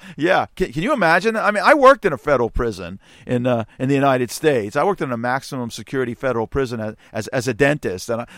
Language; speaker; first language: English; native; English